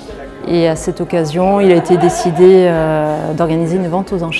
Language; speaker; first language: French; native; French